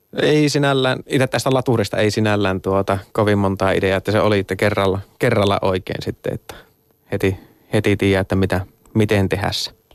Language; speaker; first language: Finnish; native; Finnish